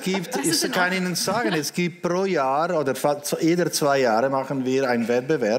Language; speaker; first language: German; non-native, local second language; Italian